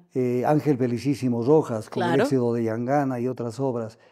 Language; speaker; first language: Spanish; native; Spanish